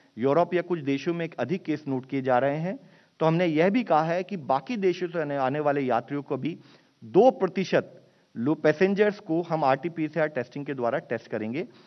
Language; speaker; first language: Hindi; native; Hindi